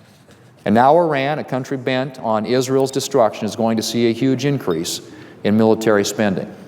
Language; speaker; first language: English; native; English